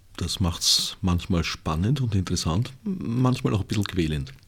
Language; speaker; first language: German; native; German